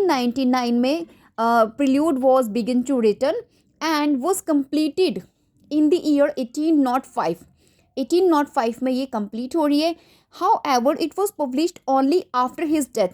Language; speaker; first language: English; non-native, local second language; Hindi